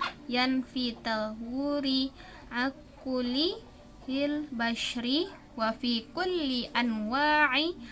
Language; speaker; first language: Arabic; non-native, learner; Indonesian